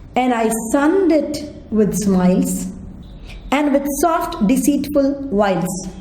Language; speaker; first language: English; non-native, local second language; Kannada